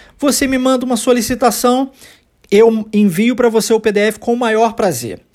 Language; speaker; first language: Portuguese; early bilingual, heritage; English